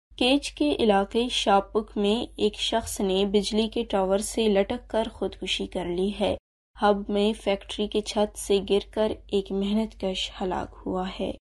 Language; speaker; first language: Urdu; non-native, local second language; Baluchi